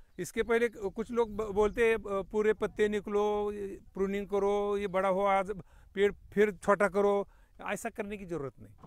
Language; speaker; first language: Hindi; non-native, local second language; Marathi